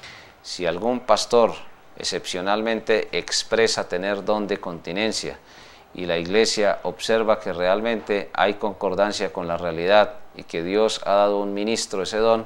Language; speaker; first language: Spanish; native; Spanish